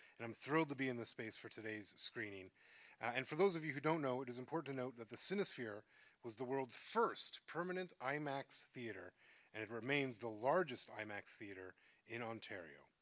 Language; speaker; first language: English; native; English